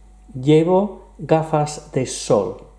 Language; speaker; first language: Spanish; non-native, fluent; English